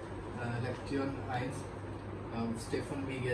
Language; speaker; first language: German; non-native, learner; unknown